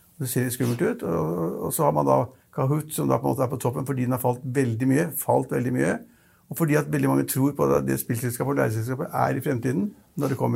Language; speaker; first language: Norwegian; native; Norwegian